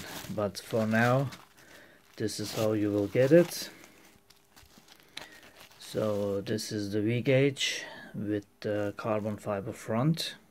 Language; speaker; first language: English; non-native, fluent; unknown